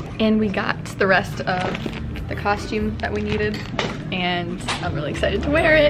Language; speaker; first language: English; native; English